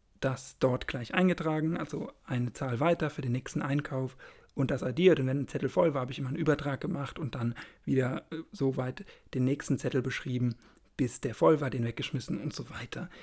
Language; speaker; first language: German; native; German